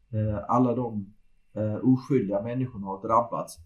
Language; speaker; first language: Swedish; early bilingual, other home language; Turkish